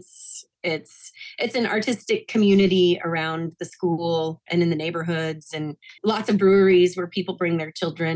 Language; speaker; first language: English; native; English